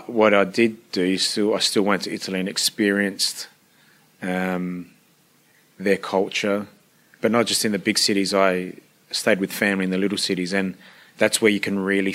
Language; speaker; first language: English; early bilingual, other home language; Italian